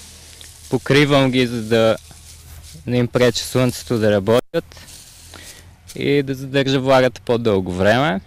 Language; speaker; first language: Bulgarian; native; Bulgarian